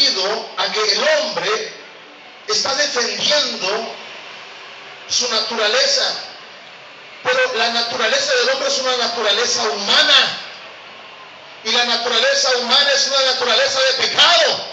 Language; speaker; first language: Spanish; native; Spanish